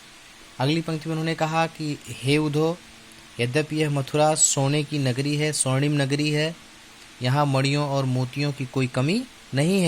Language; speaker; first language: Hindi; native; Hindi